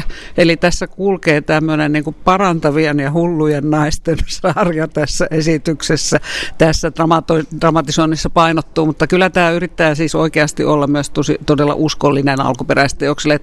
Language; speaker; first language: Finnish; native; Finnish